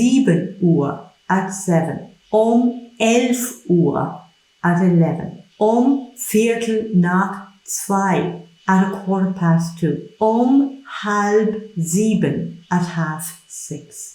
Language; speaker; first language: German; non-native, fluent; English